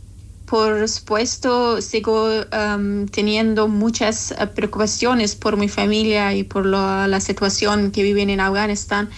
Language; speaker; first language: Spanish; non-native, learner; Persian